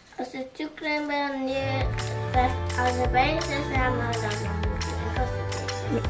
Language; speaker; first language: Dutch; non-native, learner; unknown